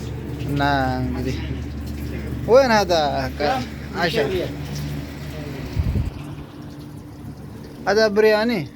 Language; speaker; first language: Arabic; non-native, learner; Amharic